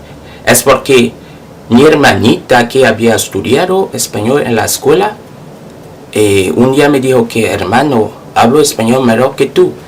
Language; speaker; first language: Spanish; non-native, local second language; French